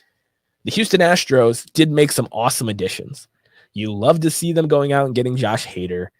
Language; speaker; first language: English; native; English